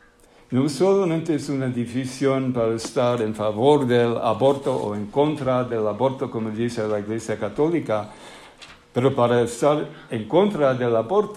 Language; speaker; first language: Spanish; non-native, fluent; English